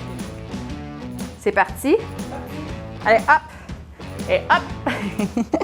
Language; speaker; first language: French; native; French